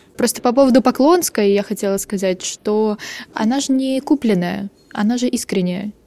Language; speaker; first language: Russian; native; Russian